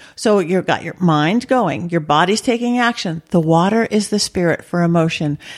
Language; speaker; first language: English; native; English